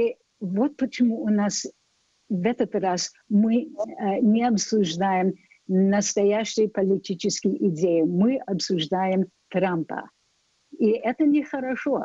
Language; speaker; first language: Russian; non-native, fluent; English